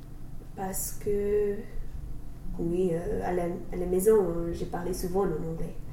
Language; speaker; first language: French; non-native, learner; English